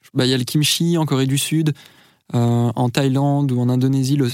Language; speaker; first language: French; native; French